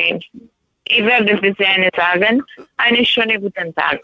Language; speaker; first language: German; non-native, learner; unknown